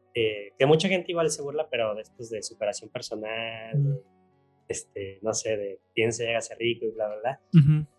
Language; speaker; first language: Spanish; native; Spanish